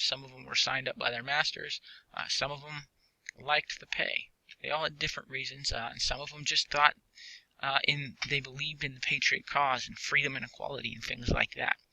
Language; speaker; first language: English; native; English